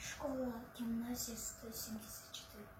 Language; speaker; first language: Russian; early bilingual, other home language; Kyrgyz